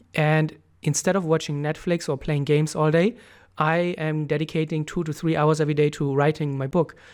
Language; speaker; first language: English; non-native, fluent; German